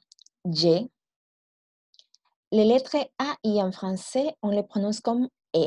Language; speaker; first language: French; non-native, fluent; Spanish